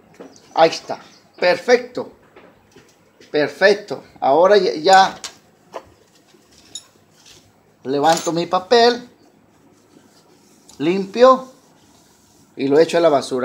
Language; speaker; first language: Spanish; early bilingual, heritage; Spanish